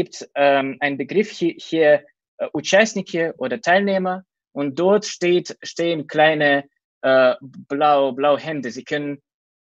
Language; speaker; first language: German; non-native, fluent; Russian